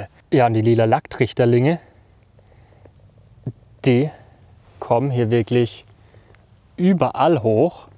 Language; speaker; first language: German; native; German